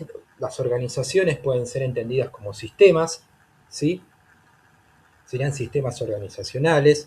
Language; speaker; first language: Spanish; native; Spanish